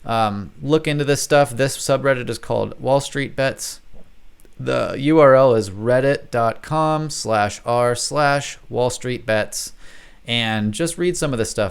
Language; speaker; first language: English; native; English